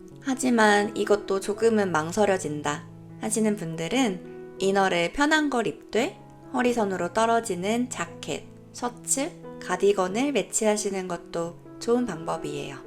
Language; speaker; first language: Korean; native; Korean